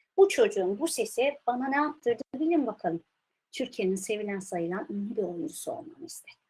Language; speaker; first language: Turkish; early bilingual, heritage; Turkish